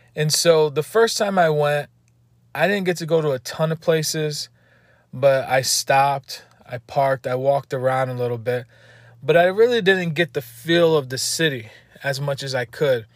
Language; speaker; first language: English; native; English